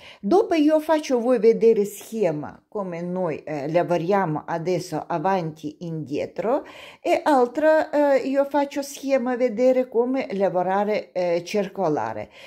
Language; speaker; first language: Italian; non-native, learner; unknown